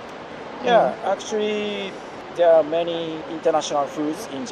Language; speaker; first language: English; non-native, fluent; Japanese